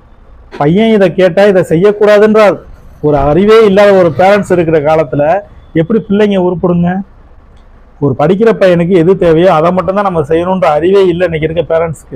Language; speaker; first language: Tamil; native; Tamil